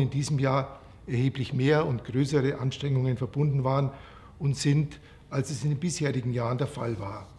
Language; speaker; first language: German; native; German